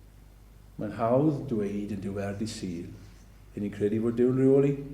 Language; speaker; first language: Welsh; native; Welsh